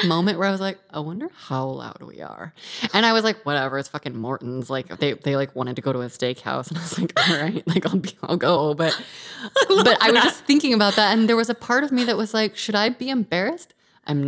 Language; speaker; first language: English; native; English